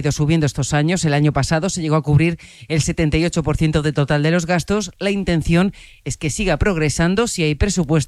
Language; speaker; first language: Spanish; non-native, fluent; French